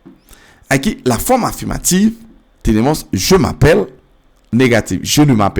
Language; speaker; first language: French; non-native, fluent; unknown